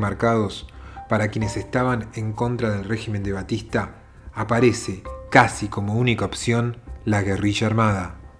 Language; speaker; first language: Spanish; native; Spanish